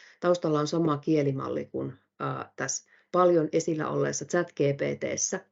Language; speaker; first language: Finnish; native; Finnish